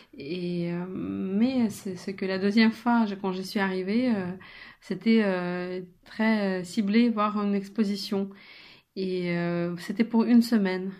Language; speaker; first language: French; non-native, fluent; Ukrainian